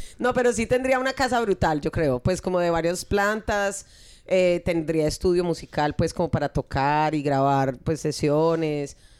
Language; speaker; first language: Spanish; early bilingual, heritage; Spanish